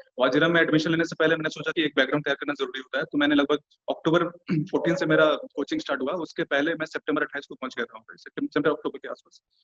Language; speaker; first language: Hindi; non-native, local second language; Bhojpuri